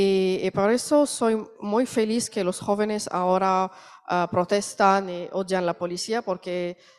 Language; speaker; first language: Spanish; non-native, learner; Arabic